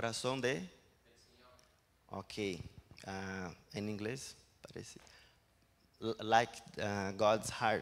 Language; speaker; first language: Spanish; non-native, learner; Portuguese